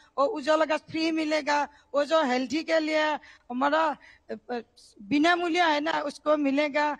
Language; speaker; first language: Hindi; non-native, local second language; Assamese